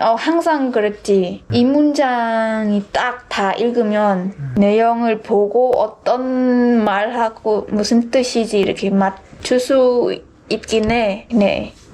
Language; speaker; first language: Korean; non-native, fluent; Khmer